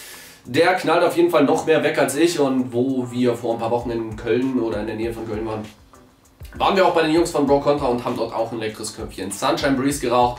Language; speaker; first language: German; native; German